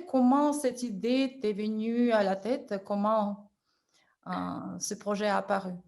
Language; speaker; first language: French; non-native, fluent; Russian